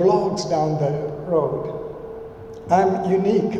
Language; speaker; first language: English; non-native, local second language; Malayalam